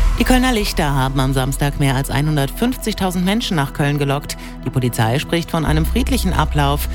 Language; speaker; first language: German; native; German